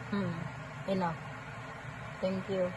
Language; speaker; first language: English; non-native, learner; Filipino